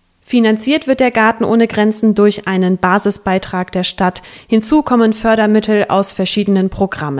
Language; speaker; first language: German; native; German